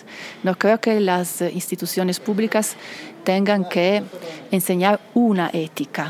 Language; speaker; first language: Spanish; non-native, fluent; Italian